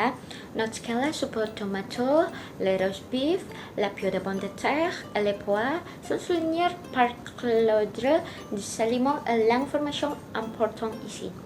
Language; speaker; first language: French; non-native, learner; Indonesian